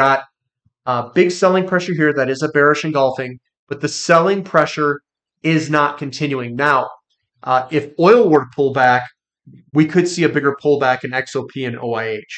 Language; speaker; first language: English; native; English